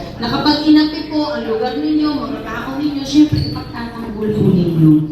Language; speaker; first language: Filipino; native; Filipino